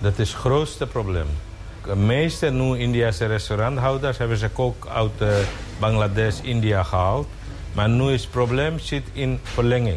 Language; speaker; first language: Dutch; non-native, fluent; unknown